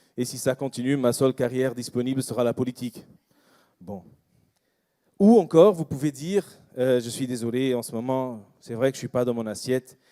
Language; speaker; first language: French; non-native, fluent; Portuguese